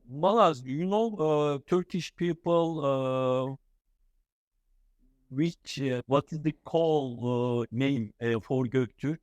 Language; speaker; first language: English; non-native, fluent; Turkish